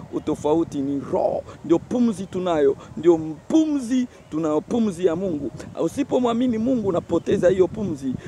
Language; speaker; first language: Swahili; native; Swahili